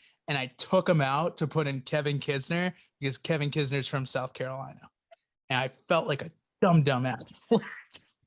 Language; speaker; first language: English; native; English